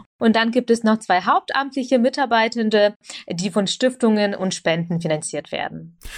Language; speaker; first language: German; early bilingual, other home language; Russian